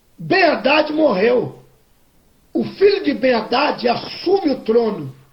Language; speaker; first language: Portuguese; native; Portuguese